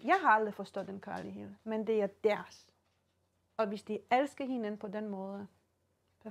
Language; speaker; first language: Danish; non-native, fluent; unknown